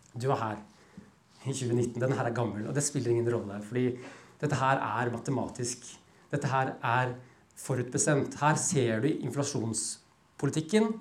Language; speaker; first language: Norwegian; native; Norwegian